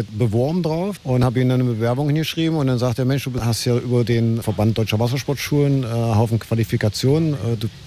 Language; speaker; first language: German; native; German